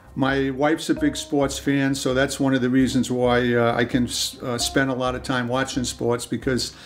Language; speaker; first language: English; native; English